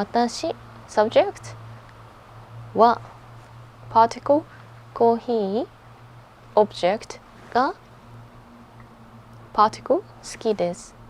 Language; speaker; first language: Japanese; early bilingual, heritage; Japanese